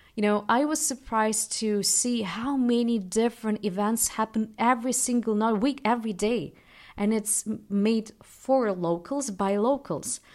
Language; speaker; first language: English; non-native, fluent; Russian